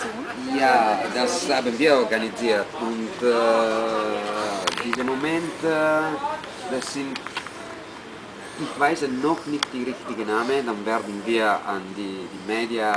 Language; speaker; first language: German; non-native, local second language; Italian